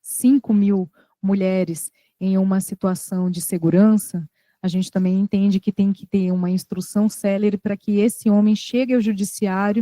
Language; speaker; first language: Portuguese; native; Portuguese